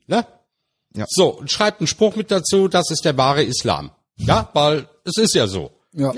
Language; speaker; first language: German; early bilingual, other home language; Turkish